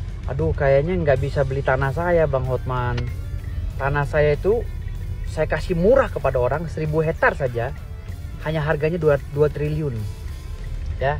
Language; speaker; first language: Indonesian; native; Indonesian